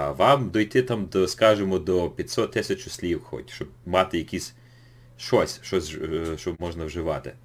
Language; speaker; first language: Ukrainian; early bilingual, heritage; English